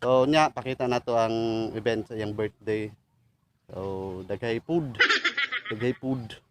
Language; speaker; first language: Cebuano; non-native, local second language; Filipino